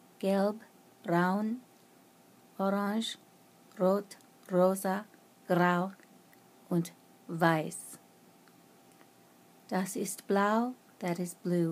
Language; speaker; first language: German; non-native, learner; English